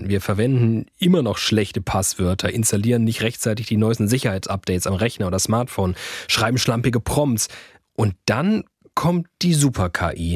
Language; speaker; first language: German; native; German